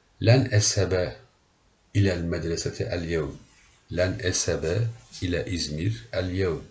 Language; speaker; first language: Arabic; non-native, learner; Turkish